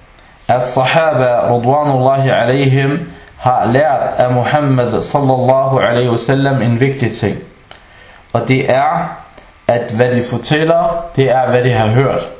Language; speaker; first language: Danish; early bilingual, other home language; Arabic